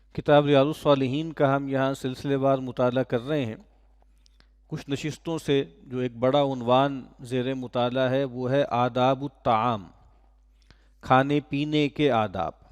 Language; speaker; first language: Urdu; non-native, local second language; Punjabi